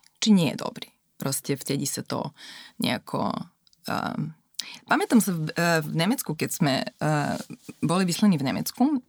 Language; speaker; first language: Slovak; non-native, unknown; Serbian